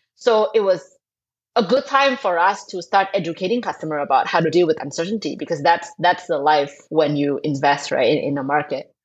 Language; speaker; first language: English; non-native, fluent; Thai